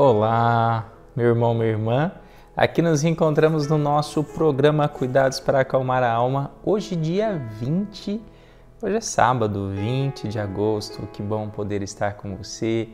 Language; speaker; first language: Portuguese; native; Portuguese